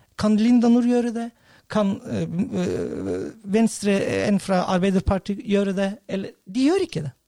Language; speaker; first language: Norwegian; non-native, fluent; Turkish